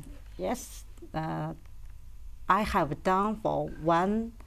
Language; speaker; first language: English; non-native, learner; Chinese